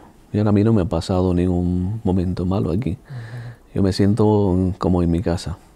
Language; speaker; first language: Spanish; non-native, fluent; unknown